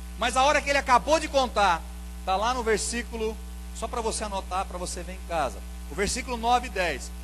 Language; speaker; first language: Portuguese; native; Portuguese